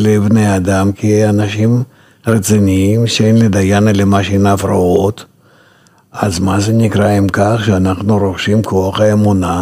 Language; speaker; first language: Hebrew; non-native, fluent; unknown